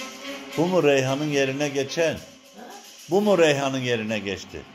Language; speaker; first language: Turkish; native; Turkish